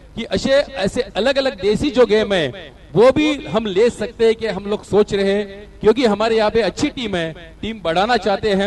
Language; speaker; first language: Hindi; non-native, local second language; Marathi